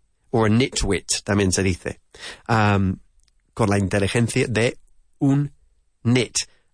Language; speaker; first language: Spanish; non-native, fluent; English